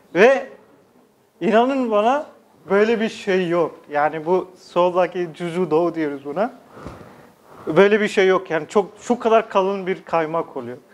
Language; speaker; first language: Turkish; non-native, fluent; Nepali